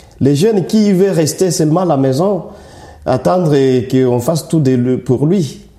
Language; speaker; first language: French; non-native, local second language; Swahili